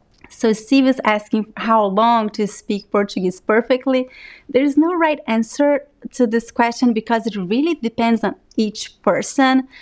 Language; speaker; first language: English; non-native, fluent; Portuguese